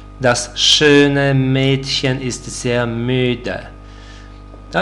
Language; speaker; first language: German; non-native, fluent; Polish